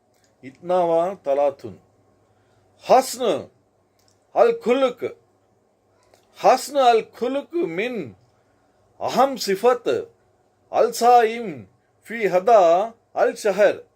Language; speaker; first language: Arabic; non-native, learner; Telugu